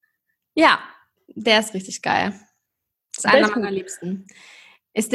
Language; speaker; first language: German; native; German